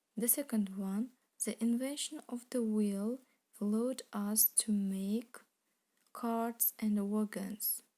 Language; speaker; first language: English; non-native, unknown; Kazakh